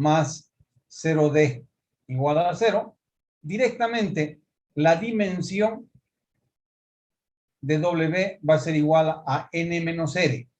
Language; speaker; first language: Spanish; native; Spanish